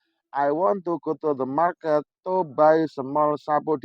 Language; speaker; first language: English; non-native, fluent; Indonesian